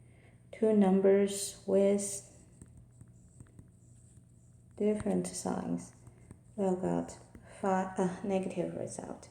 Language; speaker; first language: English; non-native, fluent; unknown